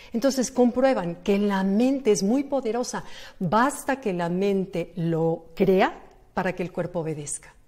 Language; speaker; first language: Spanish; native; Spanish